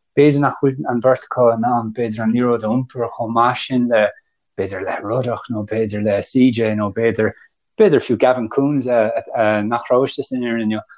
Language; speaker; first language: Irish; native; Irish